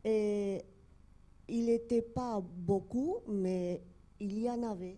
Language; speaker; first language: French; non-native, fluent; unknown